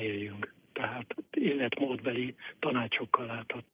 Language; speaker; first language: Hungarian; native; Hungarian